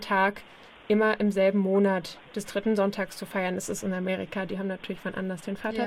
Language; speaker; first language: German; native; German